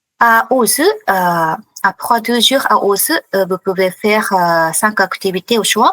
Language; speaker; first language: French; non-native, fluent; Japanese